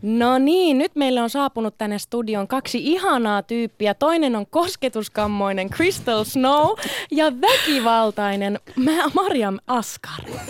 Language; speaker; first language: Finnish; early bilingual, other home language; Sinhala